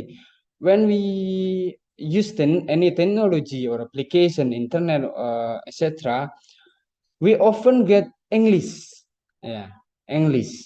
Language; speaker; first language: English; non-native, fluent; Indonesian